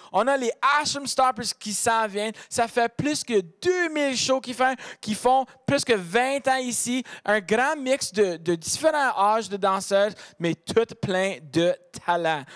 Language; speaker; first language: French; native; French